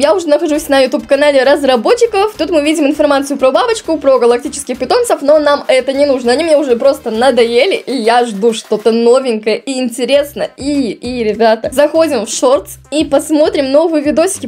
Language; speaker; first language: Russian; native; Russian